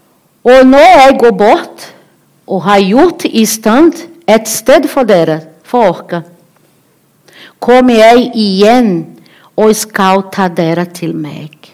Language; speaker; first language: Norwegian; non-native, learner; Portuguese